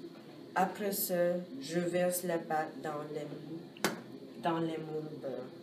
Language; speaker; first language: French; non-native, learner; English